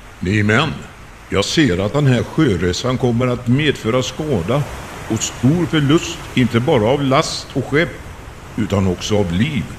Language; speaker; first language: Swedish; native; Swedish